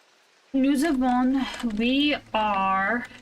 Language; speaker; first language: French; non-native, learner; English